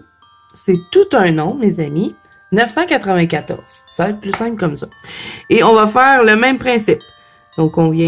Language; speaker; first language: French; native; French